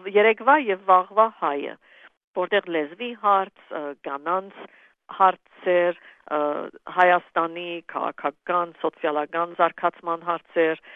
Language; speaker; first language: Armenian; early bilingual, heritage; Armenian